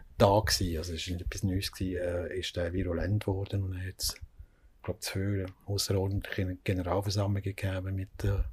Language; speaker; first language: German; native; German